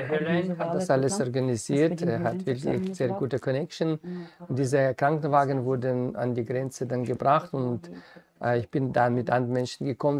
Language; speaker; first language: German; non-native, fluent; Ukrainian